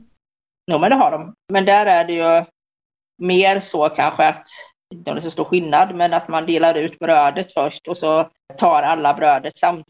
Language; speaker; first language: Swedish; native; Swedish